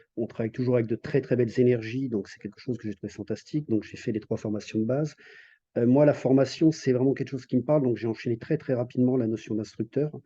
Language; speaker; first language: French; native; French